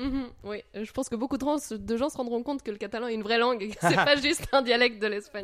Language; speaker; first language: French; native; French